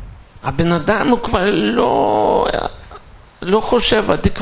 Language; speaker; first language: Hebrew; non-native, fluent; Russian